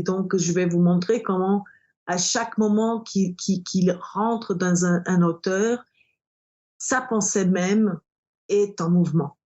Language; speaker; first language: French; non-native, fluent; Portuguese